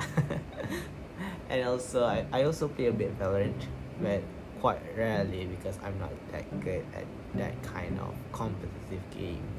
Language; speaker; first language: English; non-native, local second language; Malay